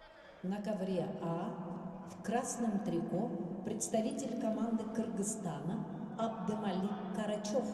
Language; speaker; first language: Russian; native; Russian